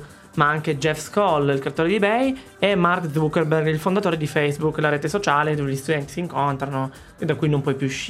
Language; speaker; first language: Italian; native; Italian